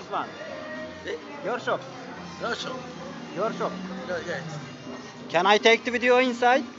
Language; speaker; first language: English; non-native, learner; Turkish